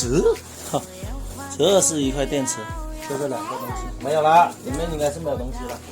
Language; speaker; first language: Chinese; native; Chinese